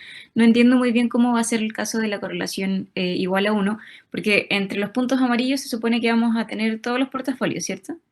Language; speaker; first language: Spanish; native; Spanish